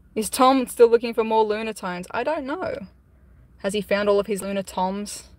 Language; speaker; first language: English; native; English